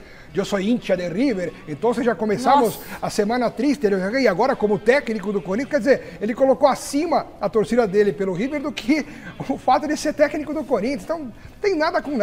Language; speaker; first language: Portuguese; native; Portuguese